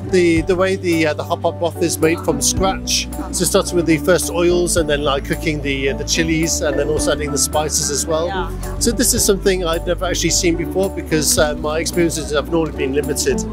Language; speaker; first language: English; native; English